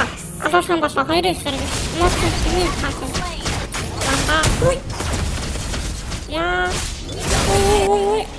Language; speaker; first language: Mongolian; native; Mongolian